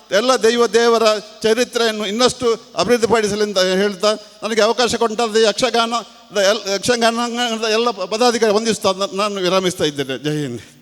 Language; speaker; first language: Kannada; non-native, local second language; Tulu